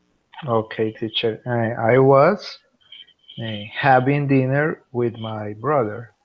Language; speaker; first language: English; non-native, learner; Spanish